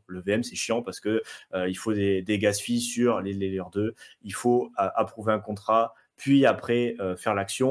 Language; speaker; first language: French; native; French